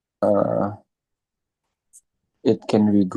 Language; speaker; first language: English; non-native, learner; Indonesian